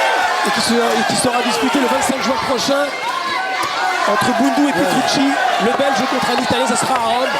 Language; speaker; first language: French; native; French